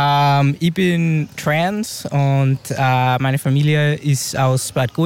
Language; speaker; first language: German; early bilingual, heritage; German